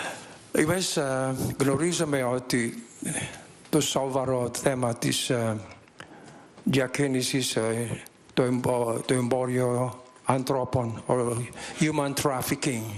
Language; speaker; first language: Greek; non-native, learner; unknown